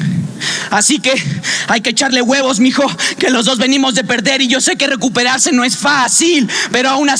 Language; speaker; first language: Spanish; native; Spanish